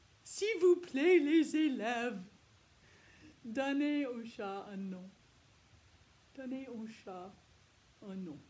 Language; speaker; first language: French; non-native, fluent; English